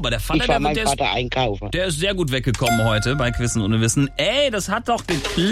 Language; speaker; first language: German; native; German